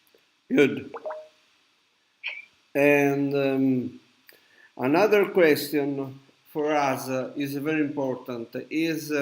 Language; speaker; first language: English; non-native, learner; Italian